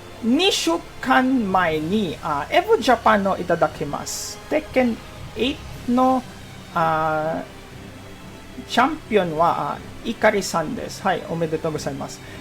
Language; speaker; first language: Japanese; non-native, learner; Filipino